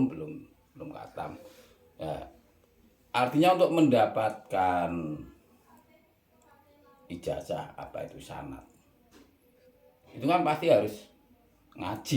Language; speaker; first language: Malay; non-native, local second language; Javanese